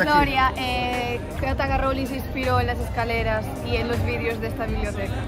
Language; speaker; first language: Portuguese; non-native, learner; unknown